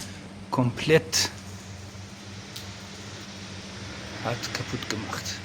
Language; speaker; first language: German; non-native, learner; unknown